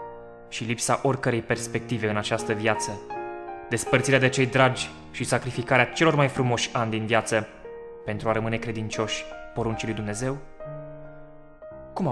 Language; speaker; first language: Romanian; native; Romanian